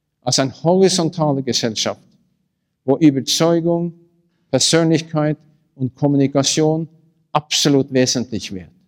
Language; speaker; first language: German; non-native, learner; Norwegian